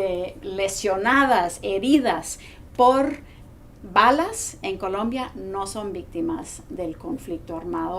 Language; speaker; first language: Spanish; non-native, fluent; English